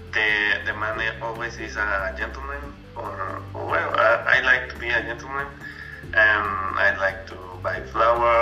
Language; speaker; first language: English; non-native, learner; Spanish